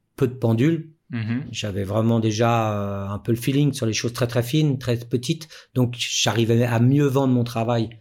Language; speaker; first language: French; native; French